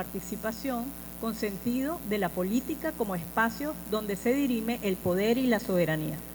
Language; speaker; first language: Spanish; native; Spanish